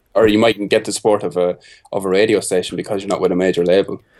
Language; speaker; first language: English; native; English